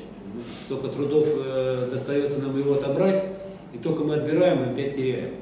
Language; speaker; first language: Russian; native; Russian